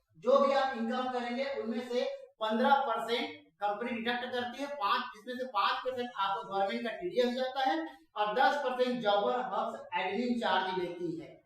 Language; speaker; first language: Hindi; non-native, local second language; Marathi